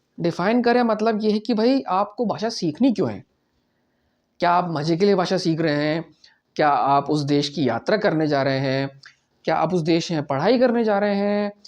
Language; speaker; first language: Hindi; native; Hindi